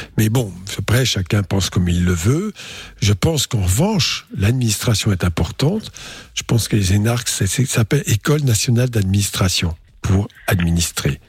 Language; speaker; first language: French; native; French